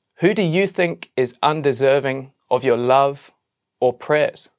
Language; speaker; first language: English; native; English